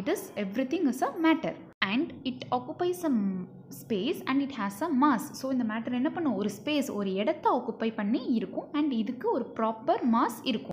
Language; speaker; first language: English; non-native, local second language; Tamil